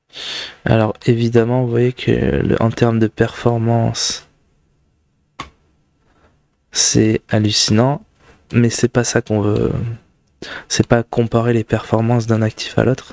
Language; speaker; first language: French; native; French